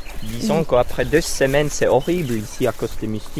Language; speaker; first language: French; non-native, fluent; Finnish